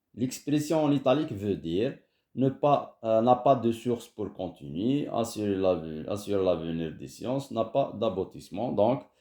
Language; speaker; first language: French; non-native, local second language; Arabic